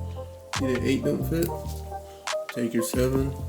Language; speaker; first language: English; native; English